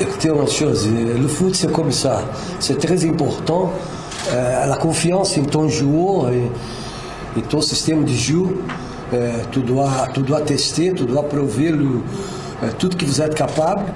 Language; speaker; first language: French; non-native, fluent; Portuguese